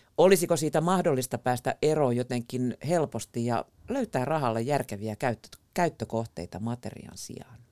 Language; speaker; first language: Finnish; native; Finnish